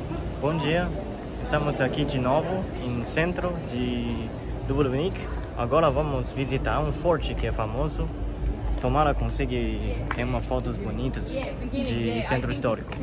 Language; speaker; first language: Portuguese; non-native, fluent; Chinese